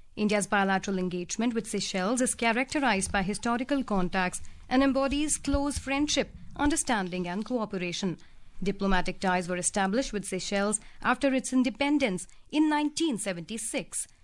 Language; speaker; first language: English; non-native, local second language; Hindi